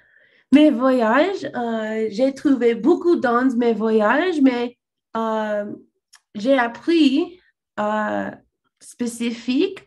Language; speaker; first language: French; non-native, learner; English